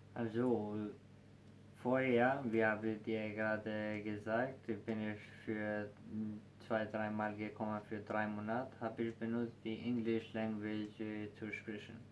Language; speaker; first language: German; non-native, learner; Albanian